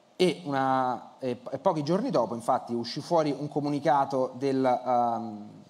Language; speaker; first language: Italian; native; Italian